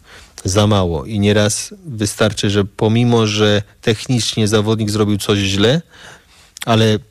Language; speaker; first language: Polish; early bilingual, heritage; Polish